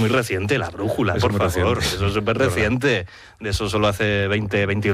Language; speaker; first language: Spanish; native; Spanish